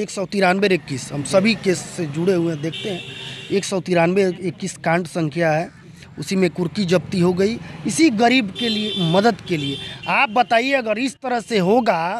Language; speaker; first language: Hindi; native; Hindi